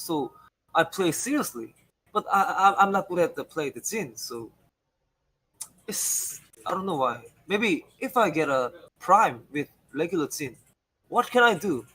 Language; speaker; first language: English; non-native, learner; Korean